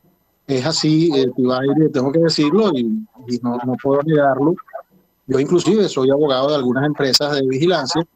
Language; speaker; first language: Spanish; native; Spanish